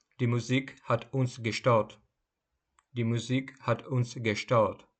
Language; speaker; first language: German; non-native, fluent; Ukrainian